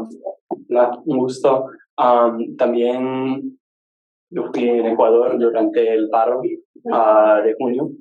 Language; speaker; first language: Spanish; non-native, learner; English